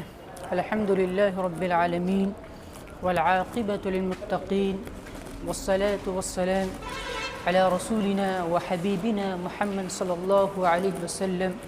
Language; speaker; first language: Arabic; non-native, fluent; Urdu